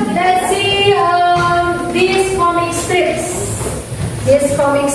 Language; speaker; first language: English; non-native, fluent; Indonesian